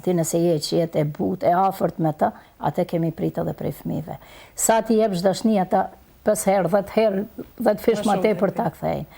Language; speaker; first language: Albanian; native; Albanian